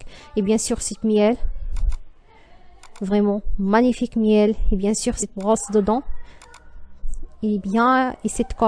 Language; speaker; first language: French; non-native, learner; Arabic